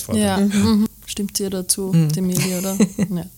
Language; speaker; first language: German; native; German